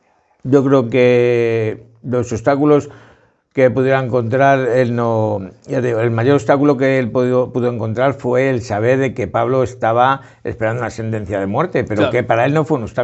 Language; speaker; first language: Spanish; native; Spanish